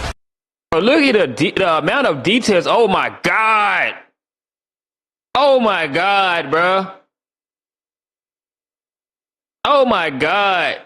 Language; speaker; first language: English; native; English